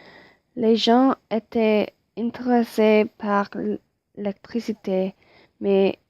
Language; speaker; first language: French; non-native, learner; English